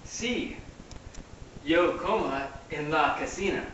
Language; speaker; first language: Spanish; non-native, learner; English